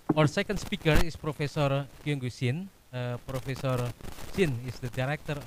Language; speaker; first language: English; non-native, fluent; Indonesian